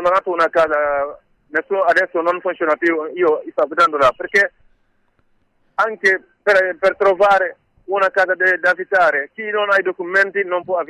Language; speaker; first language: Italian; non-native, learner; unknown